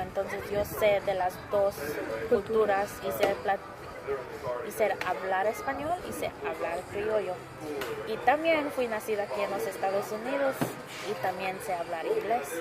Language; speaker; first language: Spanish; early bilingual, other home language; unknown